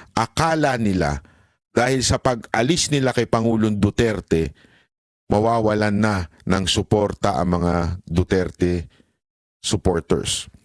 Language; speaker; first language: Filipino; native; Filipino